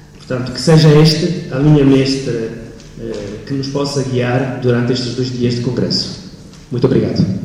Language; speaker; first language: Portuguese; non-native, fluent; Italian